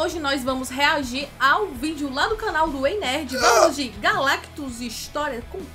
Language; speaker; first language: Portuguese; native; Portuguese